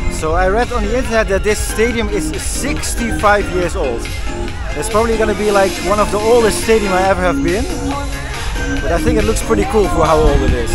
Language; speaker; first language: English; non-native, fluent; Dutch